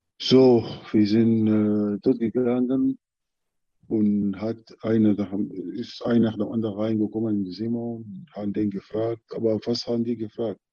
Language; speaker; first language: German; non-native, learner; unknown